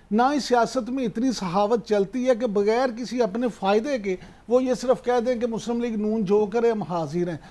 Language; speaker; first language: Urdu; native; Urdu